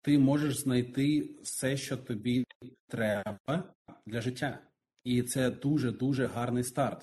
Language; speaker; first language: Ukrainian; non-native, local second language; Russian